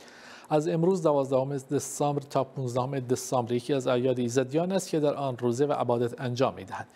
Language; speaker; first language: Persian; non-native, local second language; Kurdish